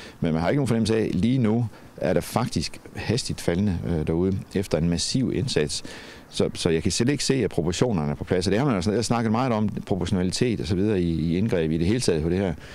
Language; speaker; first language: Danish; native; Danish